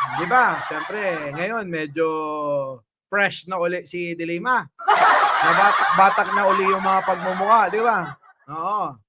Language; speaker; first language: Filipino; native; Filipino